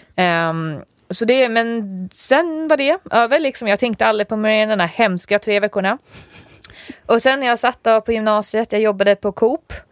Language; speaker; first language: Swedish; native; Swedish